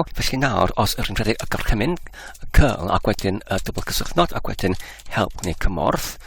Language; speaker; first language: Welsh; non-native, fluent; English